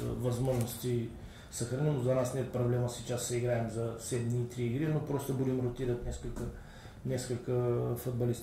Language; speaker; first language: Russian; non-native, learner; Bulgarian